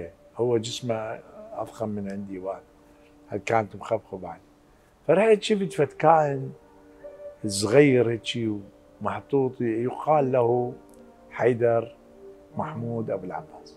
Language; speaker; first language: Arabic; native; Arabic